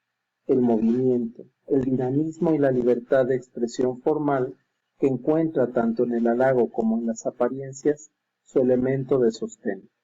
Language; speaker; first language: Spanish; native; Spanish